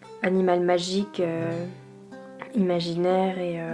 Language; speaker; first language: French; native; French